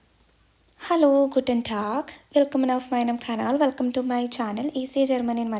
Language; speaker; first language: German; non-native, fluent; Malayalam